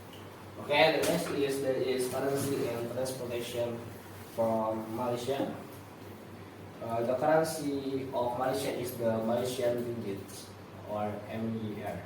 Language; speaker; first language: English; non-native, learner; Indonesian